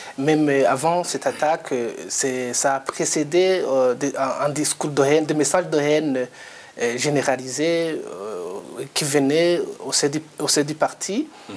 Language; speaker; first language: French; non-native, local second language; Rundi